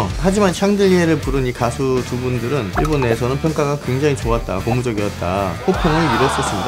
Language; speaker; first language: Korean; native; Korean